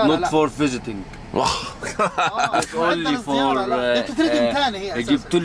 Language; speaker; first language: English; non-native, learner; Arabic